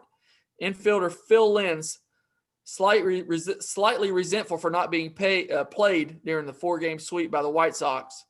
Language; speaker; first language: English; native; English